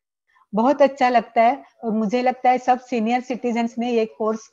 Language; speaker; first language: Hindi; non-native, local second language; Marathi